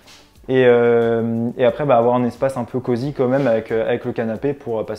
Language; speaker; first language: French; native; French